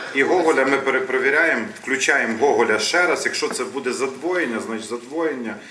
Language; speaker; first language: Ukrainian; native; Ukrainian